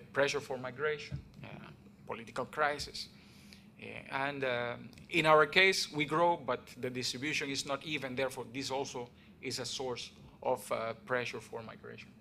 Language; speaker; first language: English; non-native, fluent; Spanish